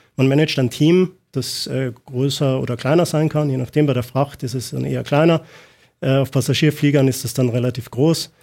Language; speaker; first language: German; native; German